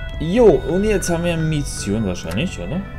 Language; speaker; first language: German; non-native, fluent; Polish